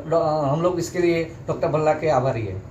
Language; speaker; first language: Hindi; native; Hindi